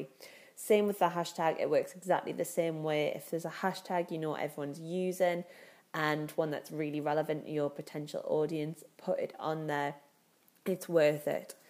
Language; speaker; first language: English; native; English